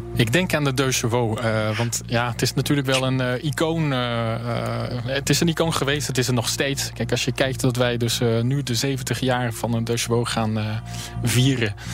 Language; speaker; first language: Dutch; early bilingual, heritage; Dutch